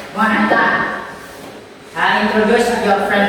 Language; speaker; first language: English; non-native, fluent; Indonesian